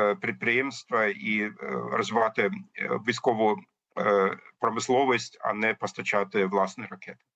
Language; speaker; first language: Ukrainian; non-native, fluent; German